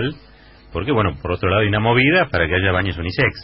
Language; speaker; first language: Spanish; native; Spanish